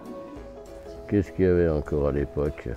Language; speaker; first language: French; native; French